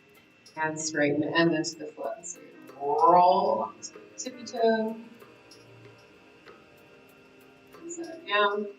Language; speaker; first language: English; native; English